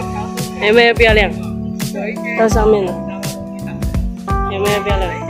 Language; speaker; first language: Chinese; non-native, learner; Filipino